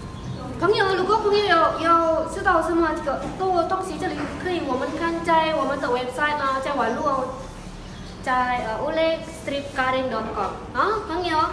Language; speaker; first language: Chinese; non-native, learner; Indonesian